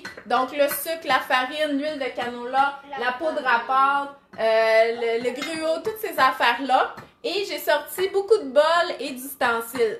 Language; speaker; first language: French; native; French